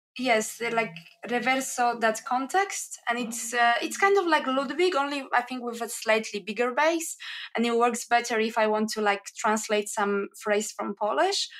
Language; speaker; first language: English; non-native, fluent; Polish